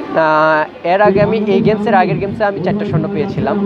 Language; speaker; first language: Bangla; native; Bangla